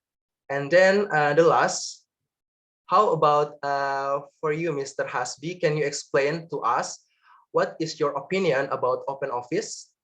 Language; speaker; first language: English; non-native, learner; Indonesian